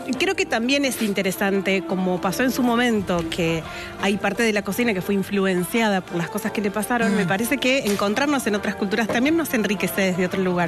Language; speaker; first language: Spanish; native; Spanish